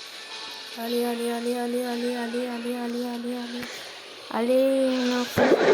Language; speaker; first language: French; native; French